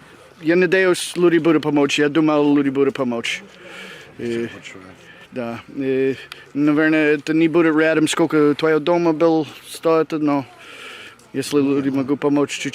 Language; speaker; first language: Russian; non-native, learner; English